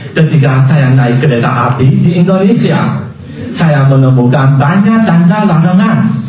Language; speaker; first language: Indonesian; non-native, learner; Chinese